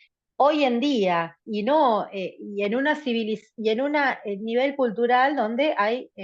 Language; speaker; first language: Spanish; native; Spanish